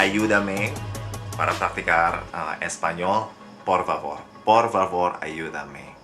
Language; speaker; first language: Spanish; non-native, learner; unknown